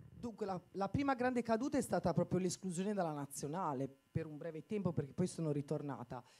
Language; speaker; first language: Italian; native; Italian